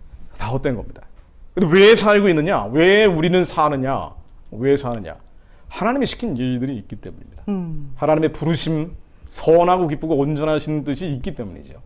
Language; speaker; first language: Korean; native; Korean